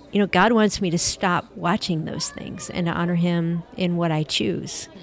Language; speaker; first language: English; native; English